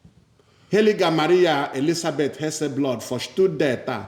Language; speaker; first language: Swedish; non-native, fluent; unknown